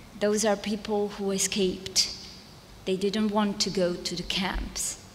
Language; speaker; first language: English; non-native, fluent; Serbian